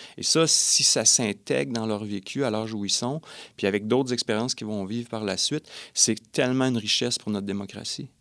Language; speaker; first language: French; native; French